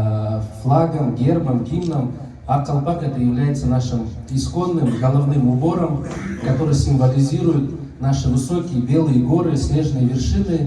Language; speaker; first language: Russian; non-native, local second language; Kyrgyz